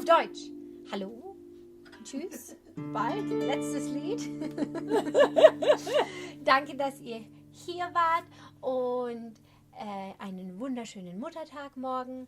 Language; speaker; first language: German; early bilingual, other home language; English